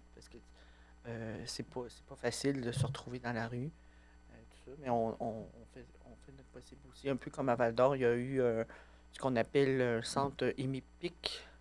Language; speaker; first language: French; native; French